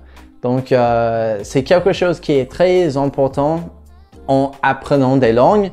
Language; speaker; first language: French; non-native, fluent; English